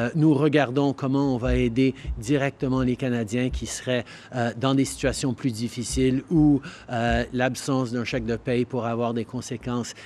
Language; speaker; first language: French; early bilingual, heritage; French